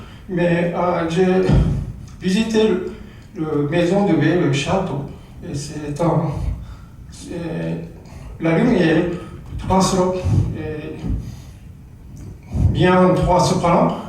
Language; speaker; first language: French; non-native, learner; Japanese